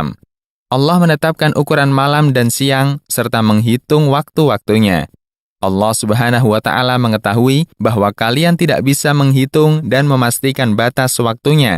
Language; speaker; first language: Indonesian; native; Indonesian